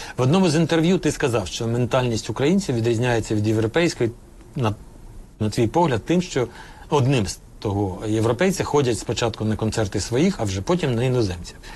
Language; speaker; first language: Ukrainian; native; Ukrainian